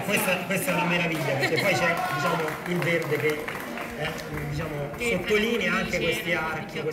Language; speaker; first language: Italian; native; Italian